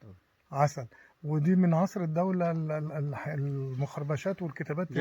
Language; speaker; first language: Arabic; native; Arabic